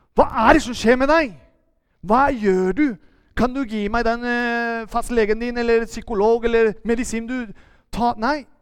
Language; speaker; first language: Norwegian; non-native, fluent; Spanish